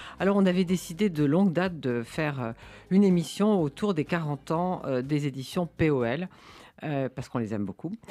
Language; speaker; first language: French; native; French